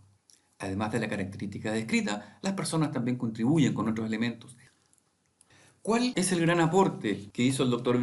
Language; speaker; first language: Spanish; native; Spanish